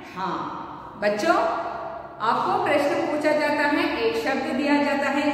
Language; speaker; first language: Hindi; non-native, local second language; Kannada